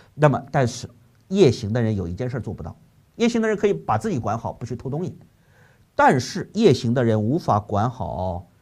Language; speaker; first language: Chinese; native; Chinese